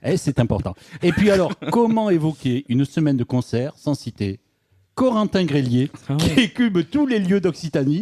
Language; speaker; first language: French; native; French